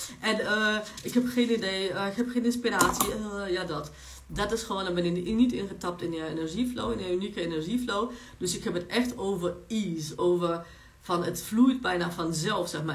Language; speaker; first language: Dutch; non-native, fluent; Polish